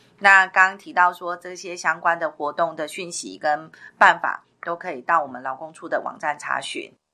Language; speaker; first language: Chinese; native; Chinese